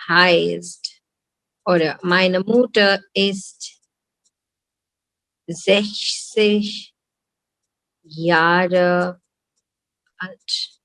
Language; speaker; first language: German; non-native, fluent; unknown